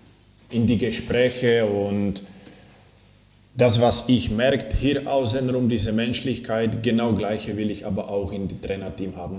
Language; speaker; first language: German; non-native, fluent; Slovak